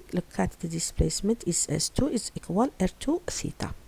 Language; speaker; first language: English; non-native, fluent; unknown